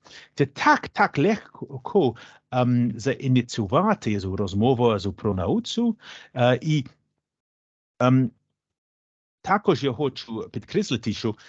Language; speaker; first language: Ukrainian; non-native, learner; English